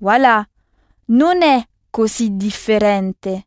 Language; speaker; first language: Italian; non-native, fluent; French